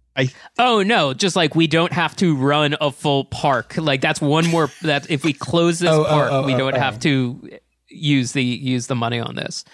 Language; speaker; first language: English; native; English